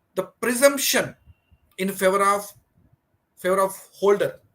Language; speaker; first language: English; non-native, local second language; Telugu